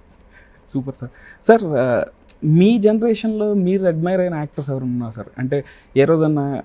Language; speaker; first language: Telugu; native; Telugu